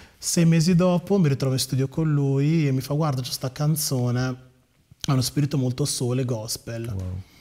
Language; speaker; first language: Italian; early bilingual, other home language; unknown